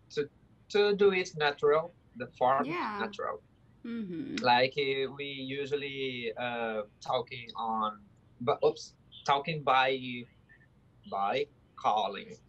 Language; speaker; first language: English; non-native, learner; Portuguese